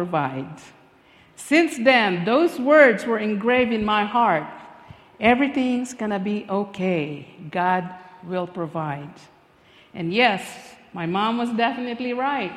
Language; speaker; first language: English; non-native, local second language; Filipino